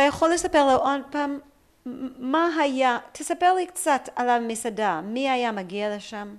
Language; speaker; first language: Hebrew; native; Hebrew